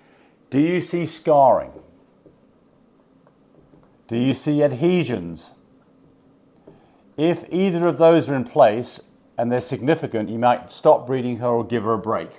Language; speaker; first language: English; native; English